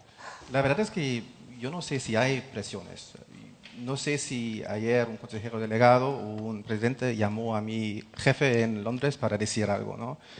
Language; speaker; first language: Spanish; non-native, fluent; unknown